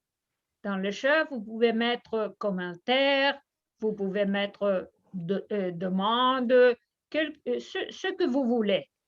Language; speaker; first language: French; non-native, fluent; Spanish